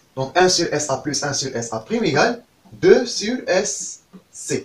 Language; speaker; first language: French; non-native, local second language; Arabic